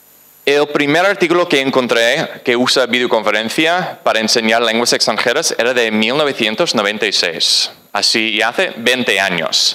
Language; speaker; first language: Spanish; non-native, fluent; English